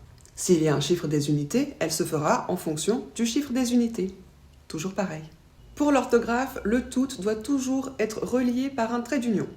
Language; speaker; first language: French; native; French